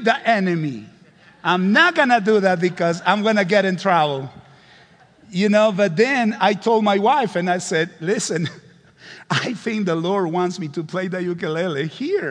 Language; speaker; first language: English; non-native, fluent; Spanish